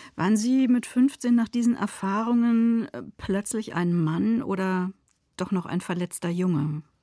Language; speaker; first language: German; native; German